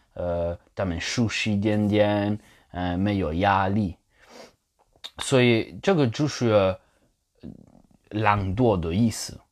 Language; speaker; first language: Chinese; non-native, fluent; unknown